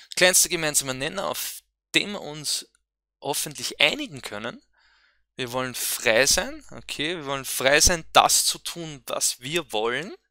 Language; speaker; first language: German; native; German